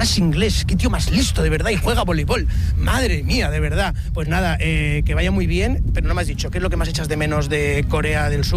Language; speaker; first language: Spanish; native; Spanish